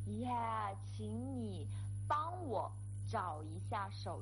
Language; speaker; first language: Chinese; non-native, fluent; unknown